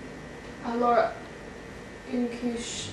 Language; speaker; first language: French; non-native, learner; English